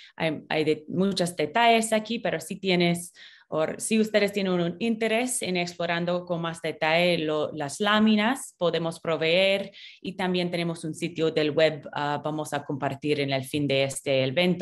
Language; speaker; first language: Spanish; non-native, fluent; English